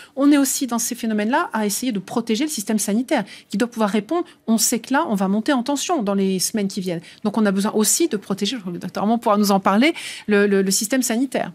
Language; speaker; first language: French; native; French